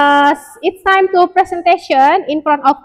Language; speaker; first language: English; non-native, learner; Indonesian